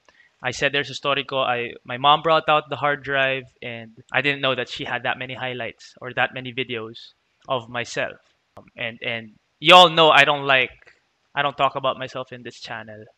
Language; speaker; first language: English; non-native, local second language; Filipino